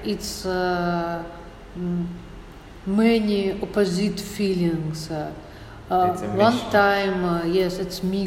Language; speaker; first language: English; non-native, learner; Russian